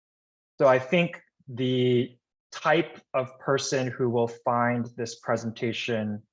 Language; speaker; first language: English; native; English